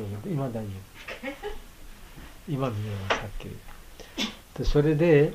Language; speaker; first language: Japanese; non-native, learner; Bangla